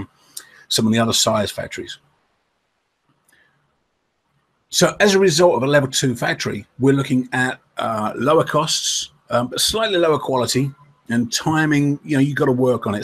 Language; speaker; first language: English; native; English